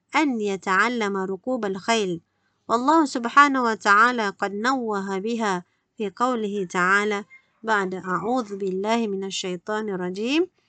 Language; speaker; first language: Arabic; non-native, fluent; Malay